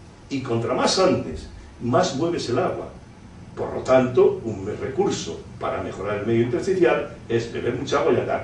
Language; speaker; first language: Spanish; native; Spanish